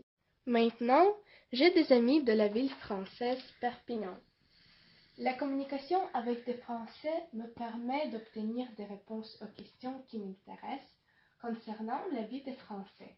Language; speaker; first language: French; non-native, fluent; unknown